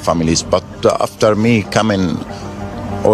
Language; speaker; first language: English; non-native, learner; Arabic